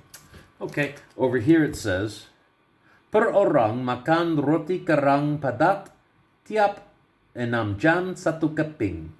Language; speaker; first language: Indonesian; non-native, learner; English